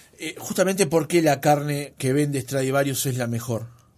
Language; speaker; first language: Spanish; native; Spanish